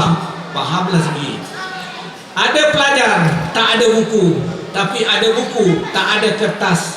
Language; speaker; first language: Malay; native; Malay